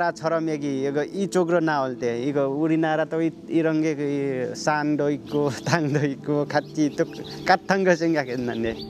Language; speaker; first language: Korean; non-native, learner; Nepali